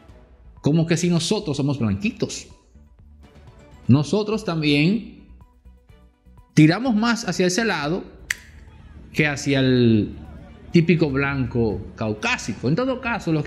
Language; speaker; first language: Spanish; native; Spanish